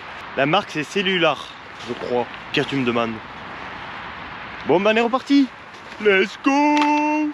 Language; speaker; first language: French; native; French